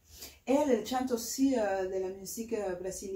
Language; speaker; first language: French; non-native, fluent; Spanish